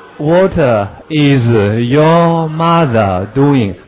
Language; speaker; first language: English; non-native, fluent; Chinese